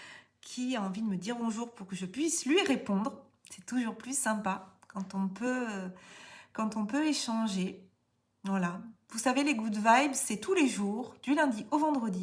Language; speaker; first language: French; native; French